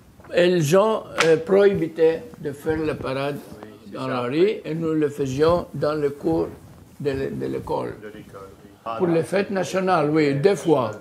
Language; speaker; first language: French; non-native, fluent; Greek